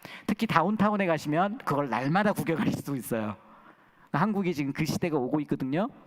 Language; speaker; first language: Korean; native; Korean